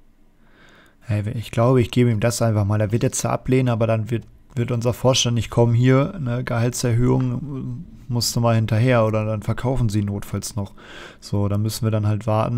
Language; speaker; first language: German; native; German